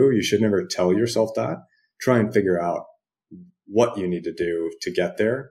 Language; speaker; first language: English; native; English